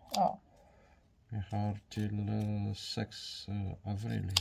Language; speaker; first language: Swedish; non-native, learner; Romanian